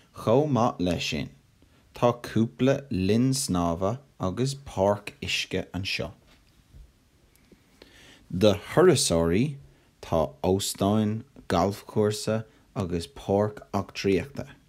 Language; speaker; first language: Irish; non-native, local second language; English